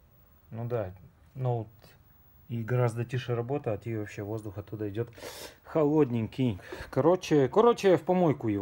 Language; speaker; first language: Russian; native; Russian